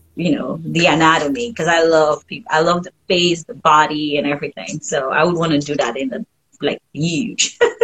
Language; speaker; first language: English; non-native, fluent; French